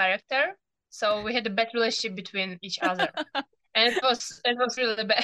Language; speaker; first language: English; non-native, learner; Ukrainian